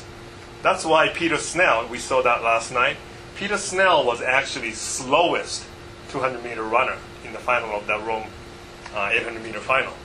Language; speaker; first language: English; non-native, fluent; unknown